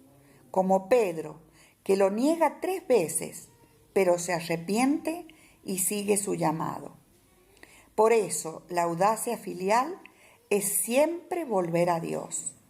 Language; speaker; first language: Spanish; native; Spanish